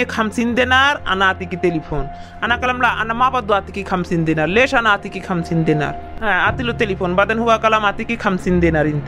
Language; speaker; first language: Arabic; non-native, learner; Bangla